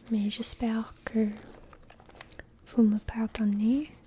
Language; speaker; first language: French; non-native, learner; English